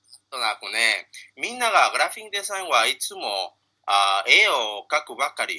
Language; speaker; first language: Japanese; non-native, learner; Spanish